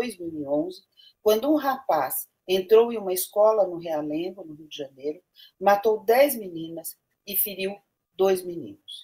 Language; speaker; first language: Portuguese; native; Portuguese